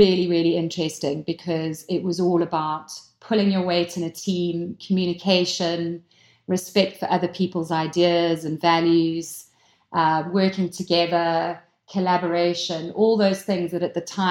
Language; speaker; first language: English; native; English